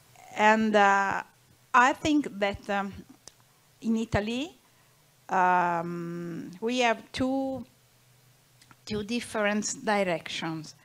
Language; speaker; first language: English; non-native, learner; Italian